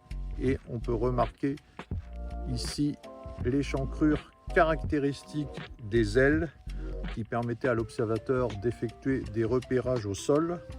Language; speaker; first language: French; native; French